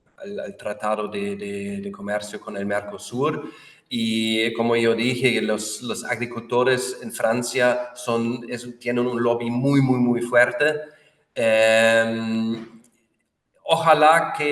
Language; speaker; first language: Spanish; non-native, fluent; German